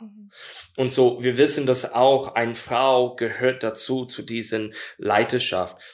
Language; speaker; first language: German; non-native, learner; English